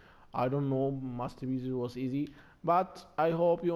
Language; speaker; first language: English; non-native, learner; Arabic